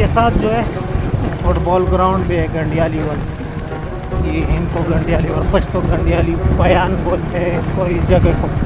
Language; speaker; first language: Urdu; native; Urdu